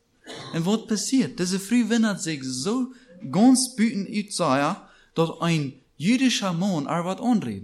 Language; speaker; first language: German; non-native, learner; Plautdietsch